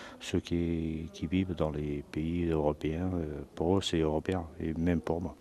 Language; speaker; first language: French; early bilingual, other home language; Portuguese